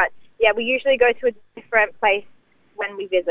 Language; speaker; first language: English; native; English